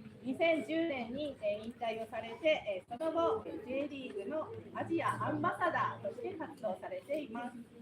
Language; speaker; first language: Japanese; native; Japanese